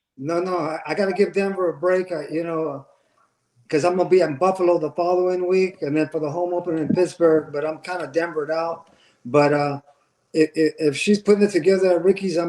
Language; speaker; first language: English; native; English